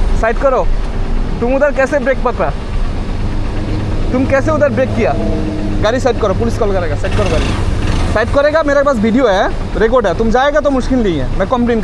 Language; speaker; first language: Hindi; non-native, learner; Bangla